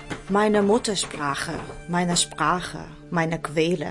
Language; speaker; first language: German; non-native, fluent; Russian